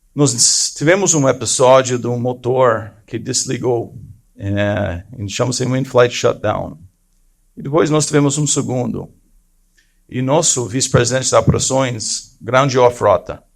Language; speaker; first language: Portuguese; non-native, fluent; English